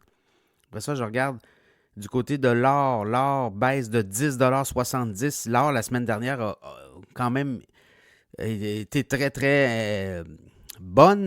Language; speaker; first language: French; native; French